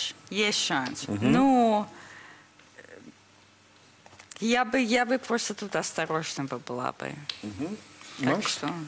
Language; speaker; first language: Russian; early bilingual, heritage; English